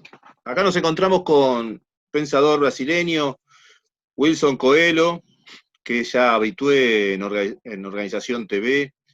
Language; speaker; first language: Spanish; native; Spanish